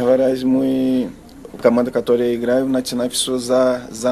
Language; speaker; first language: Russian; non-native, learner; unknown